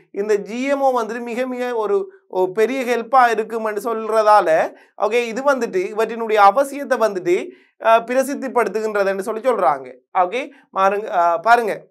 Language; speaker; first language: Tamil; native; Tamil